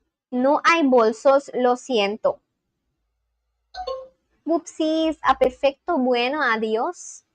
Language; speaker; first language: Spanish; non-native, learner; Bangla